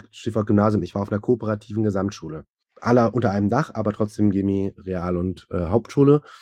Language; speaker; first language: German; early bilingual, other home language; Turkish